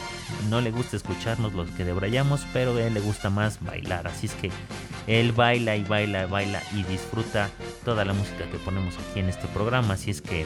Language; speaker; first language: Spanish; native; Spanish